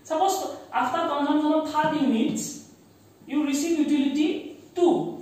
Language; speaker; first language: English; non-native, local second language; Assamese